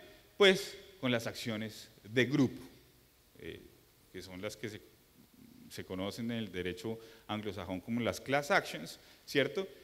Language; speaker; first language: Spanish; native; Spanish